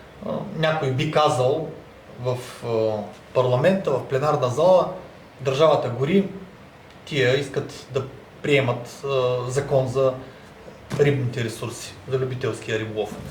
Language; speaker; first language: Bulgarian; native; Bulgarian